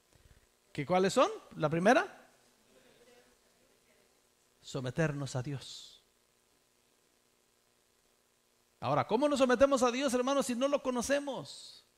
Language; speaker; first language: Spanish; native; Spanish